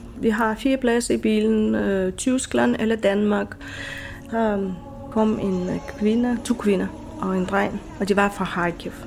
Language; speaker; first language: Danish; non-native, fluent; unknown